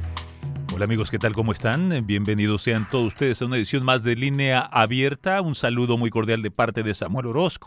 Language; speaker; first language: Spanish; native; Spanish